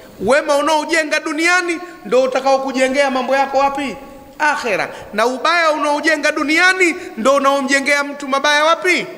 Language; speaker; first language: Swahili; native; Swahili